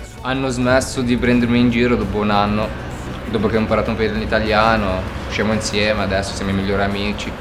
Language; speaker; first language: Italian; early bilingual, other home language; Arabic